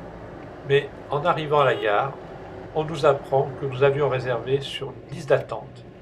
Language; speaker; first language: French; native; French